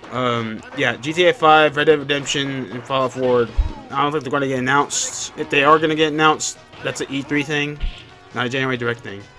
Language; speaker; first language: English; native; English